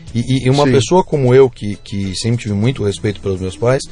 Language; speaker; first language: Portuguese; native; Portuguese